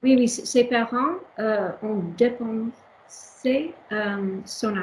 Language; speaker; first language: French; non-native, learner; English